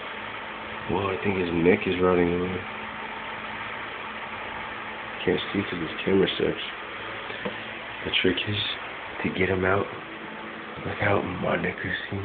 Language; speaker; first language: English; native; English